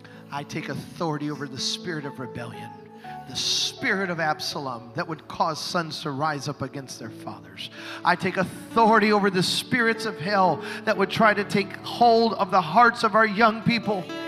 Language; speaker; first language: English; early bilingual, other home language; Spanish